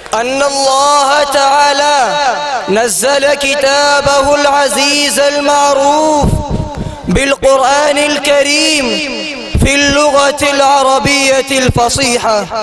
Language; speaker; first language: Arabic; non-native, learner; Urdu